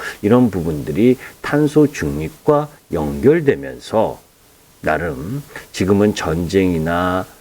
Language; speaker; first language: Korean; native; Korean